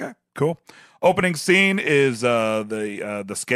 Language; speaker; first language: English; native; English